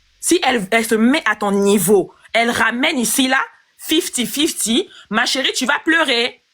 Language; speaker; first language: French; non-native, local second language; Lingala